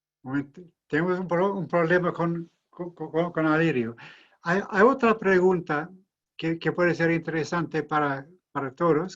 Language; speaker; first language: Spanish; non-native, fluent; English